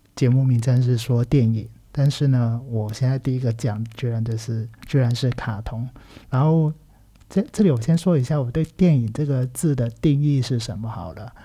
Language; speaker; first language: Chinese; non-native, local second language; Cantonese